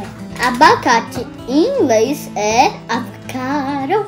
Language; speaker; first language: Portuguese; early bilingual, heritage; Portuguese